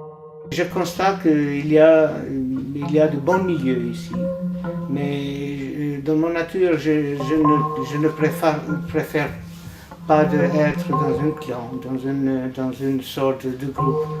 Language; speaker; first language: French; non-native, fluent; Albanian